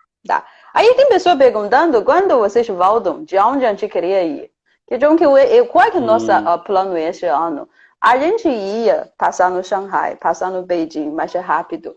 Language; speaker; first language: Portuguese; non-native, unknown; Chinese